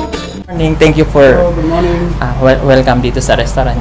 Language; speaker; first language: Filipino; native; Filipino